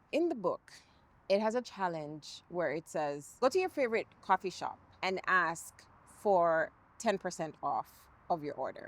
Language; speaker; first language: English; native; English